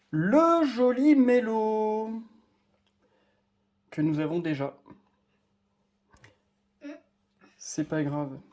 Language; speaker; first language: French; native; French